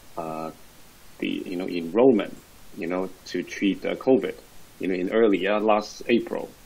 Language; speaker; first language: English; non-native, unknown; Chinese